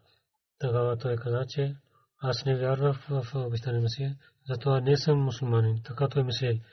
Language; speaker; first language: Bulgarian; non-native, learner; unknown